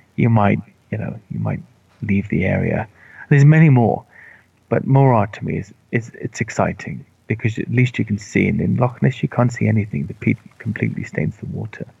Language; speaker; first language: English; native; English